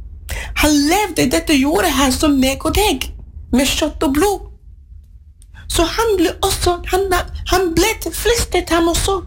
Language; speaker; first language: Norwegian; non-native, fluent; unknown